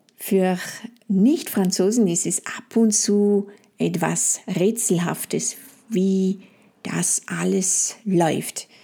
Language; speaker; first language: German; non-native, fluent; French